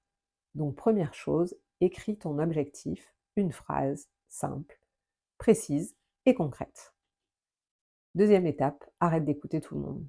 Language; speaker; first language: French; native; French